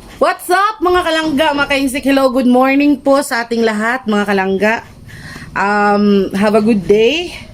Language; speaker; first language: Filipino; non-native, local second language; Cebuano